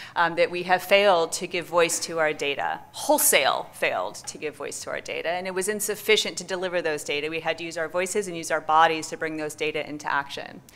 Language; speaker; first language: English; native; English